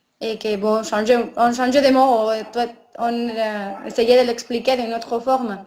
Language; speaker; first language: French; non-native, learner; Spanish